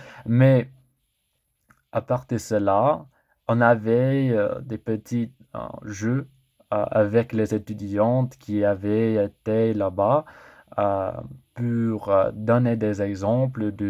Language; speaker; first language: French; non-native, learner; English